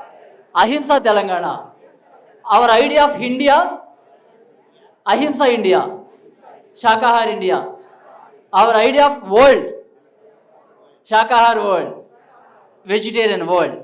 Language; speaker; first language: Telugu; native; Telugu